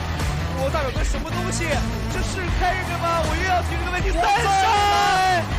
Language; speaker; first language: Chinese; native; Chinese